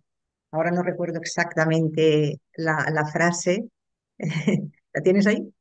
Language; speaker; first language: Spanish; native; Spanish